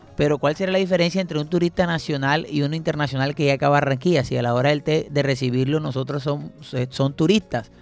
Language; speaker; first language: Spanish; native; Spanish